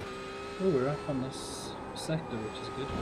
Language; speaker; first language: English; native; English